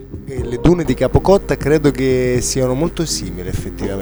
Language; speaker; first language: Italian; native; Italian